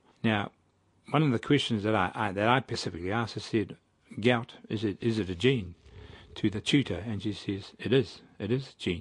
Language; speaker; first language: English; native; English